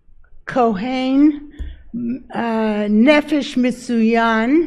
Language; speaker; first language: Hebrew; non-native, learner; English